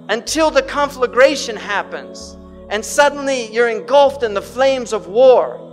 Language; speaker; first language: English; native; English